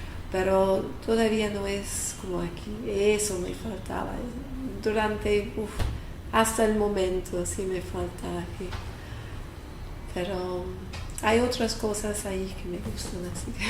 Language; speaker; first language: Spanish; non-native, fluent; English